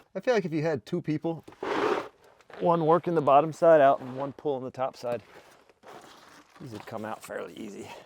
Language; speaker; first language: English; native; English